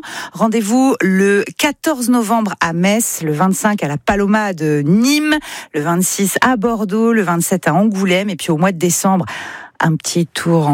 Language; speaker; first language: French; native; French